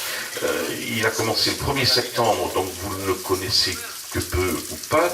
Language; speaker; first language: French; native; French